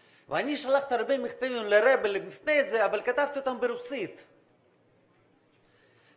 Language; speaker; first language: Hebrew; non-native, fluent; Russian